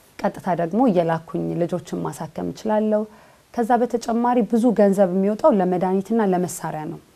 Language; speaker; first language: Amharic; native; Amharic